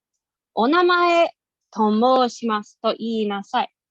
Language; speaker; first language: Japanese; non-native, learner; English